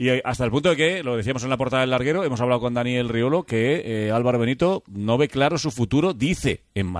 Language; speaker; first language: Spanish; native; Spanish